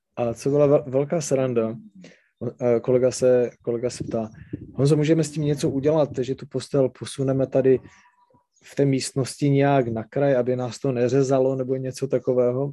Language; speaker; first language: Czech; non-native, local second language; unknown